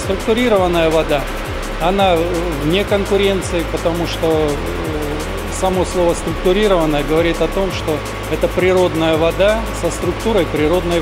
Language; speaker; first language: Russian; native; Russian